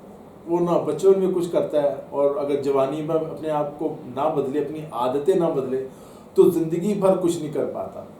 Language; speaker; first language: Urdu; native; Urdu